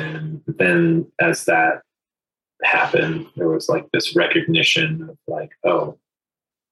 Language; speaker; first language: English; native; English